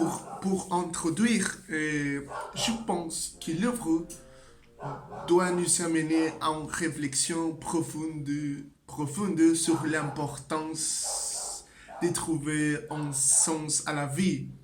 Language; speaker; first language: French; non-native, learner; Spanish